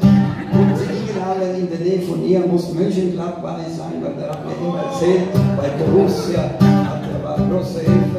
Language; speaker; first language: German; non-native, fluent; Italian